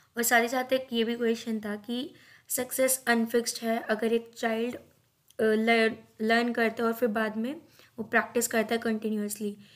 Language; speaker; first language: Hindi; native; Hindi